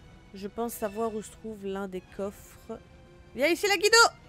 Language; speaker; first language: French; native; French